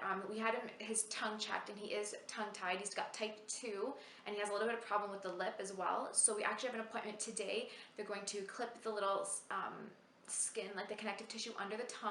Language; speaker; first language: English; native; English